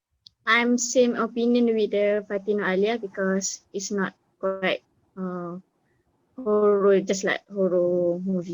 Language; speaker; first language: English; non-native, learner; Malay